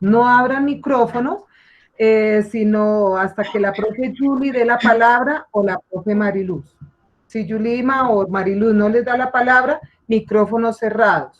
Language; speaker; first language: Spanish; native; Spanish